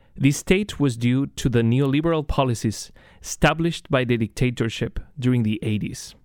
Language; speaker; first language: English; non-native, fluent; Spanish